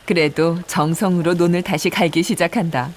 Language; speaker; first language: Korean; native; Korean